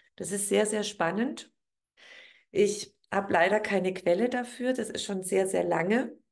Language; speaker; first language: German; native; German